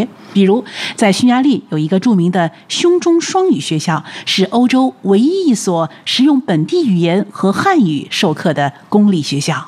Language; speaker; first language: Chinese; native; Chinese